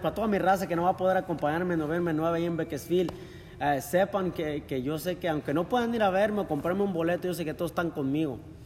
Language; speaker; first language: Spanish; early bilingual, heritage; Spanish